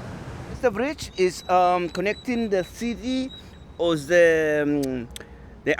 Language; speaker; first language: English; non-native, learner; Spanish